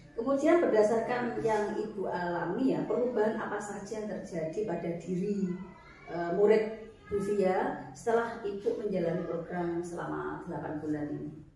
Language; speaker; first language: Indonesian; native; Indonesian